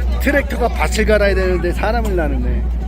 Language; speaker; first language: Korean; native; Korean